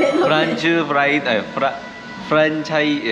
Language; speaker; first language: English; non-native, learner; Korean